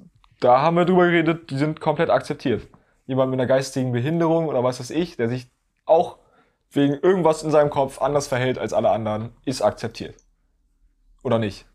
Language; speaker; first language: German; native; German